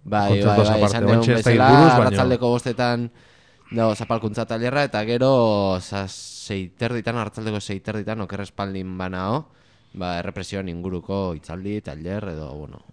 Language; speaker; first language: Basque; native; Basque